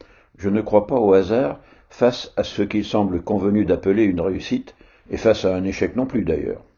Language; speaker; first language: French; native; French